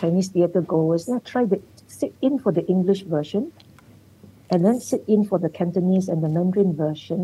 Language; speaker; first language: English; non-native, local second language; Min Nan Chinese